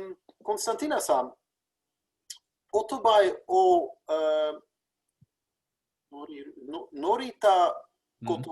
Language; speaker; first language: Japanese; non-native, learner; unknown